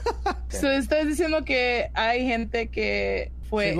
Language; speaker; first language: Spanish; early bilingual, heritage; Spanish